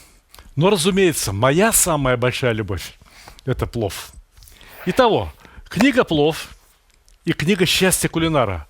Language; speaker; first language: Russian; native; Russian